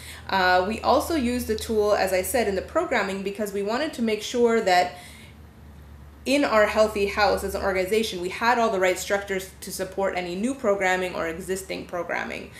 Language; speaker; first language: English; native; English